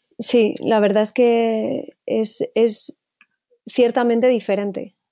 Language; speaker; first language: Spanish; native; Spanish